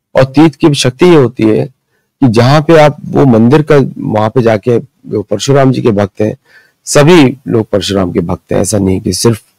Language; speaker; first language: Hindi; early bilingual, other home language; Marathi